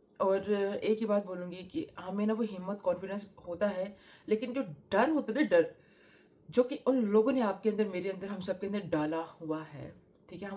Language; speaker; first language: Urdu; non-native, local second language; Punjabi